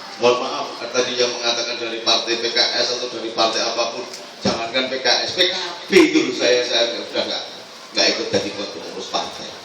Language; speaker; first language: Indonesian; non-native, local second language; Javanese